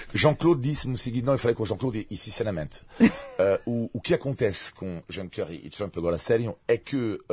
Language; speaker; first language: Portuguese; non-native, fluent; French